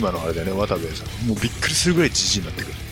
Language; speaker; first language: Japanese; native; Japanese